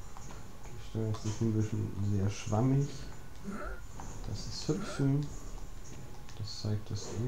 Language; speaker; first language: German; native; German